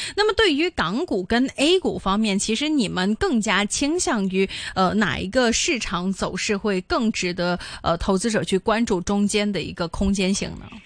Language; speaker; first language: Chinese; non-native, local second language; Cantonese